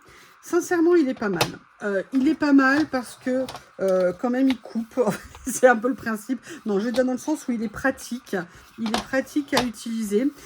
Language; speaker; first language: French; native; French